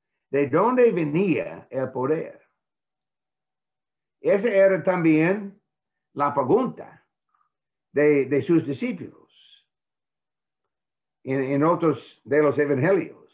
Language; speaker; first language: Spanish; non-native, fluent; English